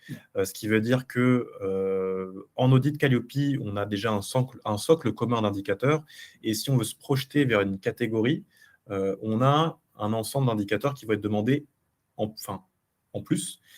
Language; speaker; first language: French; native; French